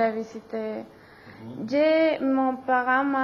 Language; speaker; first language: French; non-native, learner; Spanish